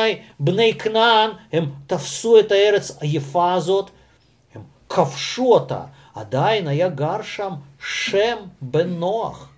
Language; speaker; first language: Hebrew; non-native, fluent; Russian